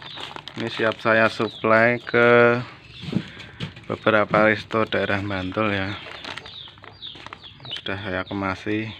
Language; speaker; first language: Indonesian; non-native, local second language; Javanese